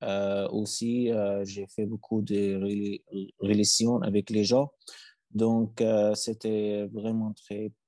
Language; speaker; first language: French; non-native, learner; Arabic